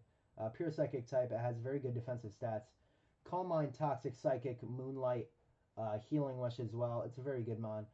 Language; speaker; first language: English; native; English